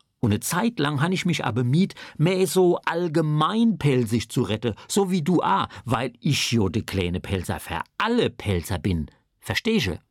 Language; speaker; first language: German; native; German